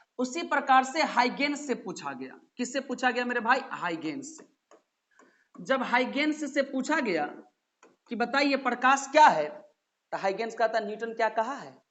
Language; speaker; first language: Hindi; native; Hindi